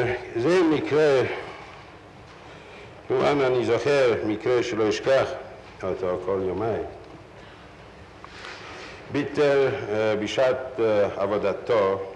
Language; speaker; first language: Hebrew; non-native, fluent; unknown